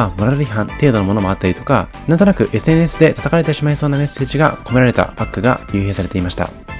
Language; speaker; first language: Japanese; native; Japanese